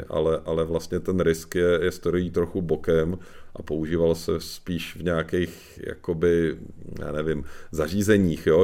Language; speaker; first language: Czech; native; Czech